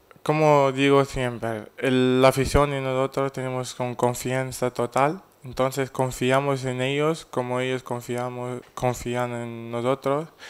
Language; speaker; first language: Spanish; non-native, fluent; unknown